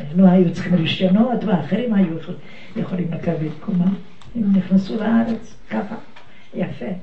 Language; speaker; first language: Hebrew; non-native, fluent; Yiddish